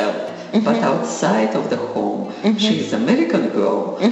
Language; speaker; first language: English; non-native, learner; Russian